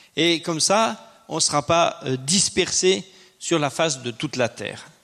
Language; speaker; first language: French; native; French